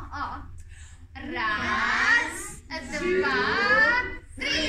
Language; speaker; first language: Russian; non-native, learner; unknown